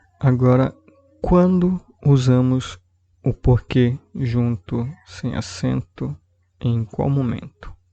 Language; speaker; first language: Portuguese; native; Portuguese